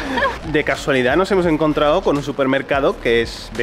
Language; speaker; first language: Spanish; native; Spanish